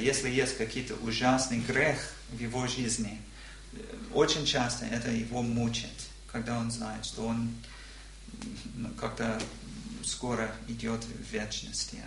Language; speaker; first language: Russian; non-native, learner; English